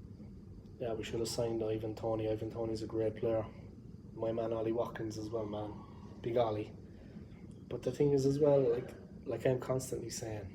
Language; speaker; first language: English; native; English